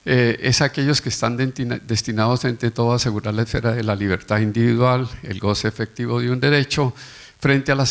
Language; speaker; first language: Spanish; native; Spanish